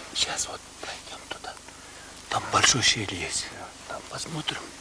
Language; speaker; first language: Russian; non-native, local second language; Kazakh